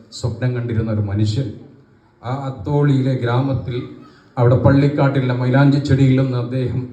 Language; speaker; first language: Malayalam; native; Malayalam